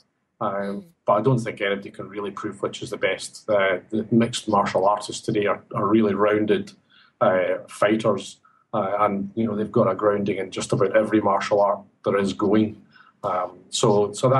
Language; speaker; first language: English; native; English